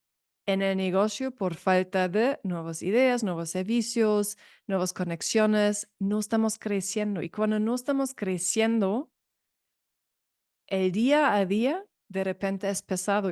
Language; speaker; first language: Spanish; non-native, fluent; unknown